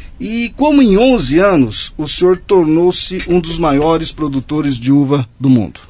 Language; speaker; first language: Portuguese; native; Portuguese